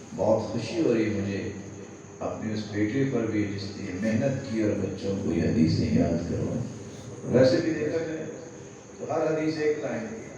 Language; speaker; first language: Urdu; non-native, local second language; Punjabi